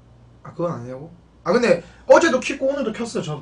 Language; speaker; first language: Korean; native; Korean